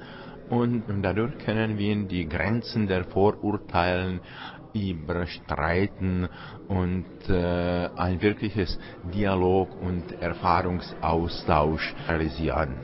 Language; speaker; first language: German; non-native, fluent; Czech